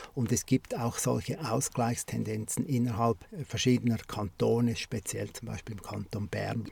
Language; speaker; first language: German; native; German